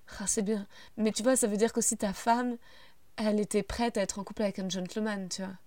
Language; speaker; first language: French; native; French